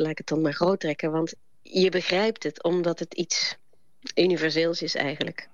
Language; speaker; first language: Dutch; native; Dutch